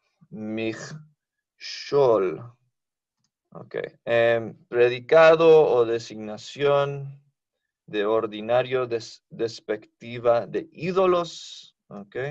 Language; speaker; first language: Spanish; non-native, fluent; English